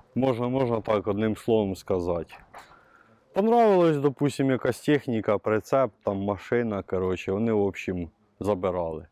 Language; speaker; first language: Ukrainian; native; Ukrainian